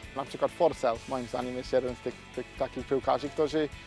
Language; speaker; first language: Polish; non-native, fluent; English